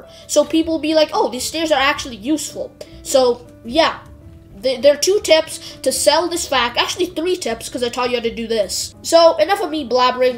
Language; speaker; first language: English; native; English